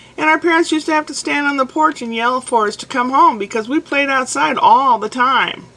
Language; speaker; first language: English; native; English